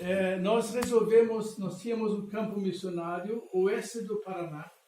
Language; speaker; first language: Portuguese; non-native, fluent; German